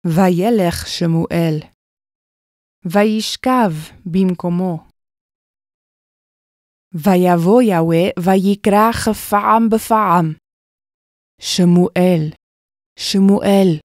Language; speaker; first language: Hebrew; non-native, fluent; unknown